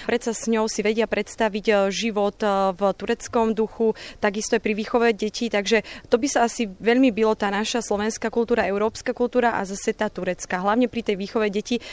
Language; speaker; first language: Slovak; native; Slovak